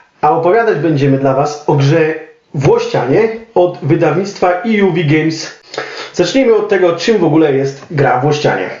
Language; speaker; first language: Polish; native; Polish